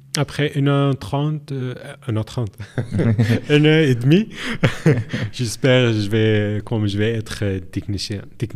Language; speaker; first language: French; non-native, learner; Arabic